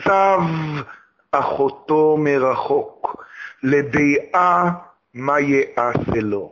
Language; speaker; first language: Hebrew; native; Hebrew